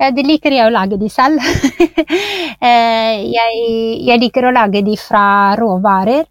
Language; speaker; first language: Norwegian; non-native, fluent; Italian